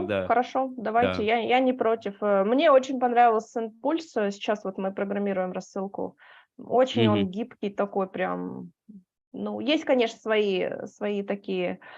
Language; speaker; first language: Russian; native; Russian